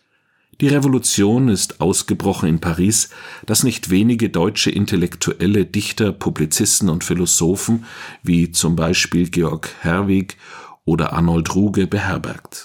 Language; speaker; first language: German; native; German